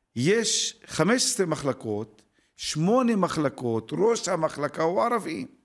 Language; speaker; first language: Hebrew; non-native, local second language; Arabic